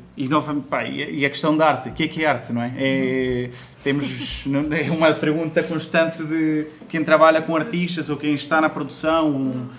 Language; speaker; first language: Portuguese; non-native, fluent; Spanish